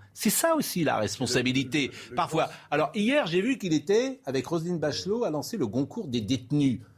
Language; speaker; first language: French; native; French